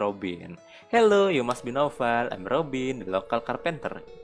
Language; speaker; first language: English; non-native, learner; Indonesian